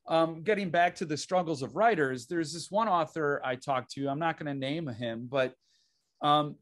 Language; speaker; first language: English; native; English